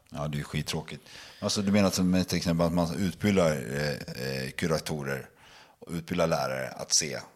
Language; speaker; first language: Swedish; native; Swedish